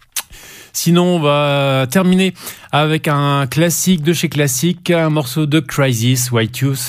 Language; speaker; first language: French; native; French